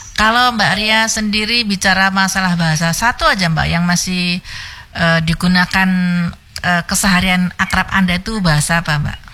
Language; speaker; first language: Indonesian; native; Indonesian